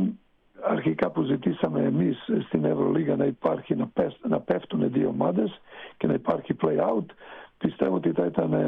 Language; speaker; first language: Greek; non-native, fluent; Serbian